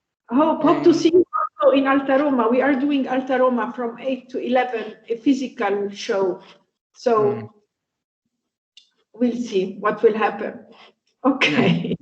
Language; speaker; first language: English; non-native, fluent; Italian